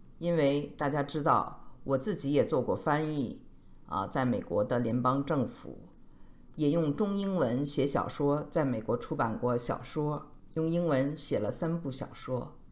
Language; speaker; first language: Chinese; native; Chinese